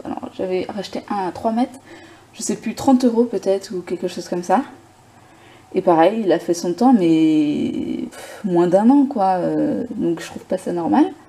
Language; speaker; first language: French; native; French